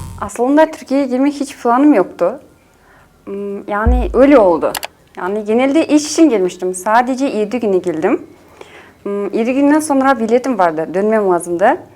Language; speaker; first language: Turkish; non-native, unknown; Kazakh